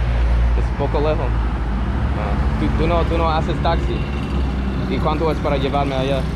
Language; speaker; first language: Spanish; non-native, learner; English